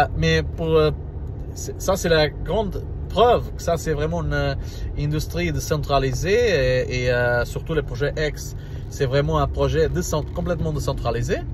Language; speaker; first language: French; non-native, learner; Portuguese